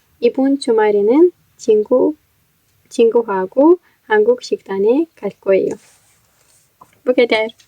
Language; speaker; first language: Korean; non-native, learner; Azerbaijani